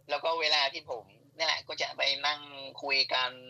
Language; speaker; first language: Thai; non-native, fluent; Vietnamese